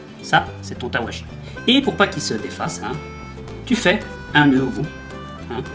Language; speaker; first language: French; native; French